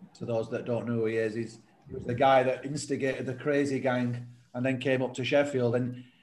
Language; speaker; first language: English; native; English